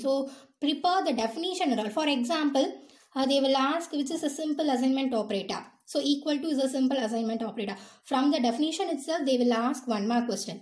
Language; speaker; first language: English; non-native, local second language; Tamil